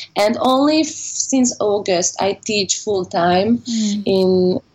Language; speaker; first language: English; non-native, fluent; Hungarian